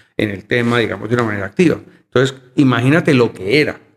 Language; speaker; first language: Spanish; native; Spanish